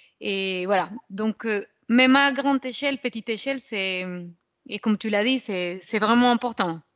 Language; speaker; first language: French; non-native, fluent; Spanish